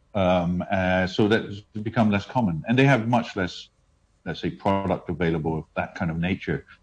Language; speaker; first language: English; native; English